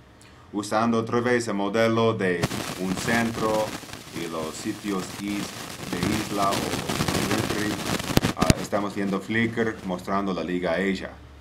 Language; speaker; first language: Spanish; non-native, fluent; English